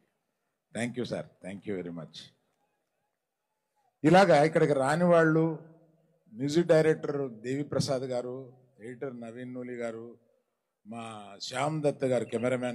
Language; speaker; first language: Telugu; native; Telugu